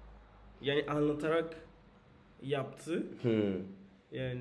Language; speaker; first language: Turkish; non-native, learner; English